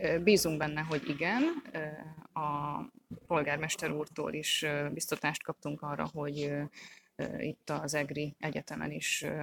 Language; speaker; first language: Hungarian; native; Hungarian